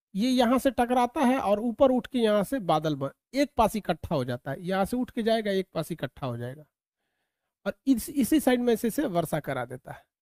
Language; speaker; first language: Hindi; native; Hindi